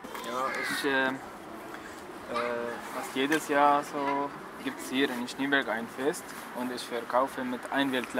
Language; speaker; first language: German; non-native, learner; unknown